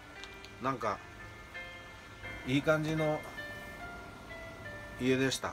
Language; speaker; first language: Japanese; native; Japanese